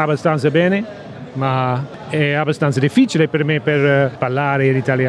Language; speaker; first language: Italian; non-native, learner; English